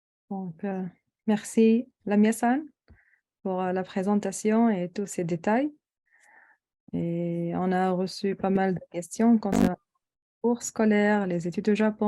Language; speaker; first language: French; non-native, local second language; Arabic